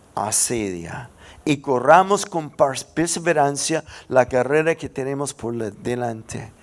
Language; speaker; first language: Spanish; non-native, fluent; English